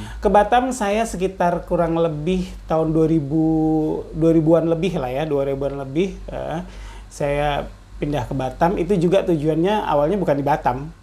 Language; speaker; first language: Indonesian; native; Indonesian